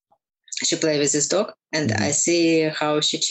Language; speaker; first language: English; non-native, learner; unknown